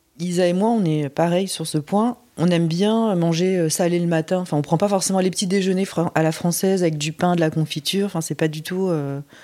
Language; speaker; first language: French; native; French